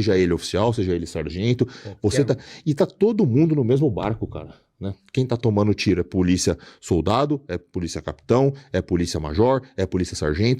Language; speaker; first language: Portuguese; native; Portuguese